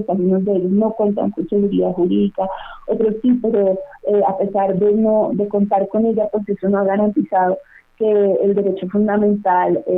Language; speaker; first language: Spanish; native; Spanish